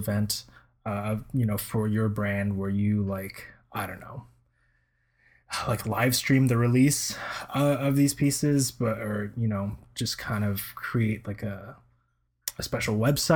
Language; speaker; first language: English; early bilingual, other home language; Spanish